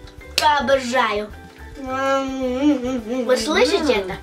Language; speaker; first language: Russian; early bilingual, heritage; Russian